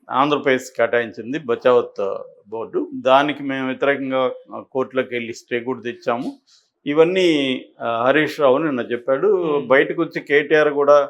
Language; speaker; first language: Telugu; native; Telugu